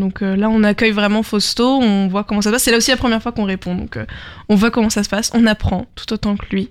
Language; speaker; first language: French; native; French